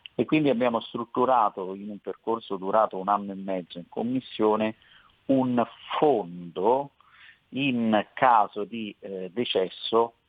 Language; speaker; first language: Italian; native; Italian